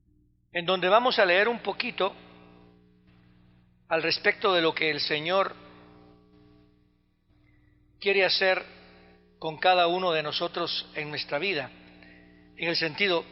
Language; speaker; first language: Spanish; native; Spanish